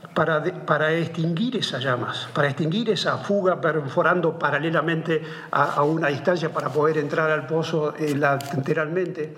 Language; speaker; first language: Spanish; native; Spanish